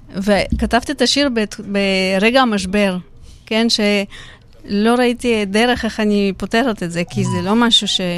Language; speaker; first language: Hebrew; non-native, fluent; Russian